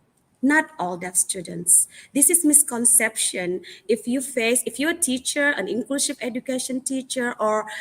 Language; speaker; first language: English; non-native, fluent; Indonesian